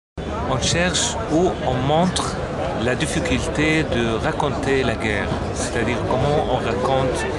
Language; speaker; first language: French; non-native, local second language; Arabic